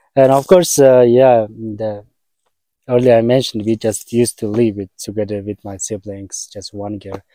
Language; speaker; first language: English; non-native, learner; Mongolian